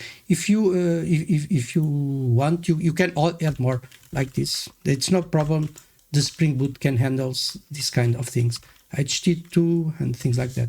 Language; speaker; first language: English; non-native, fluent; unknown